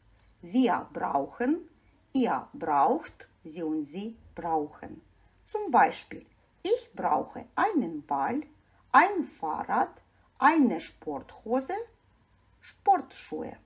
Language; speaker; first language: German; non-native, fluent; Ukrainian